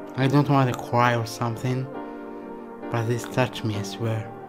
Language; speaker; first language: English; non-native, learner; Arabic